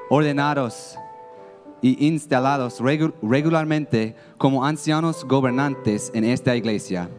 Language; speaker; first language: Spanish; non-native, fluent; English